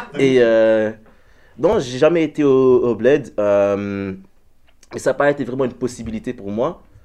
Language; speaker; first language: French; early bilingual, other home language; Dutch